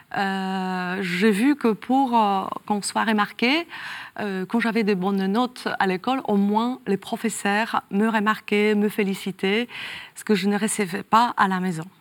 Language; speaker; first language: French; non-native, fluent; Polish